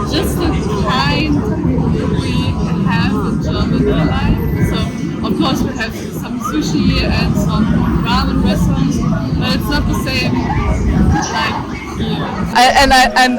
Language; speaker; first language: English; non-native, fluent; German